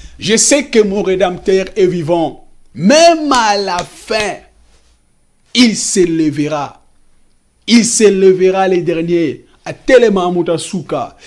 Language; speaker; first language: French; non-native, local second language; Lingala